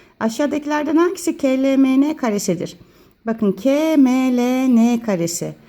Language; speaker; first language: Turkish; native; Turkish